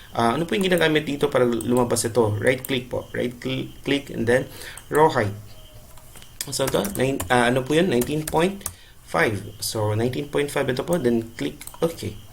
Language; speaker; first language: Filipino; non-native, local second language; Cebuano